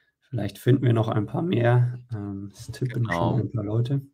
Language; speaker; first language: German; native; German